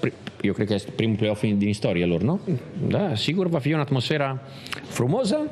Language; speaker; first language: Romanian; non-native, learner; Italian